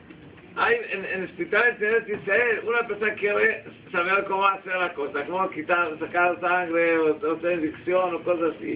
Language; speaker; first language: Spanish; non-native, learner; Hebrew